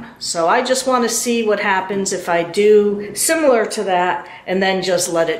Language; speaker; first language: English; native; English